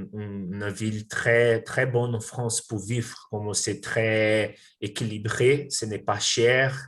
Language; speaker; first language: French; non-native, learner; Portuguese